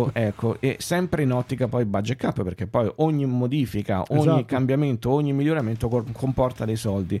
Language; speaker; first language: Italian; native; Italian